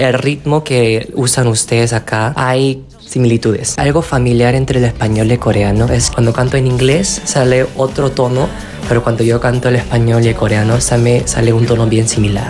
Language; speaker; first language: Spanish; non-native, fluent; Korean